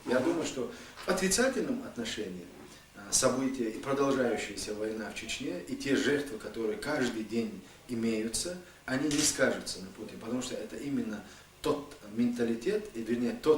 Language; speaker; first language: Russian; non-native, local second language; Chechen